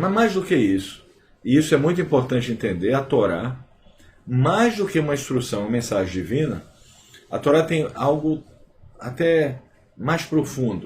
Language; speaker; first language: Portuguese; native; Portuguese